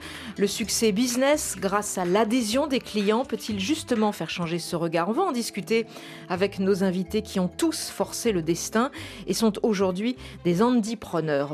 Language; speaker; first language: French; native; French